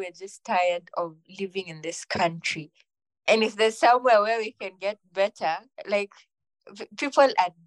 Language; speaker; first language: English; non-native, local second language; Swahili